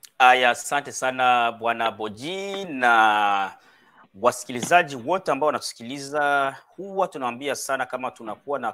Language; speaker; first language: Swahili; native; Swahili